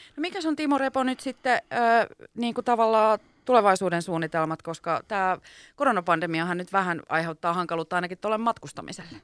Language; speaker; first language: Finnish; native; Finnish